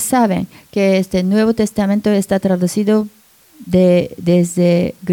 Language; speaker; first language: Spanish; non-native, learner; Japanese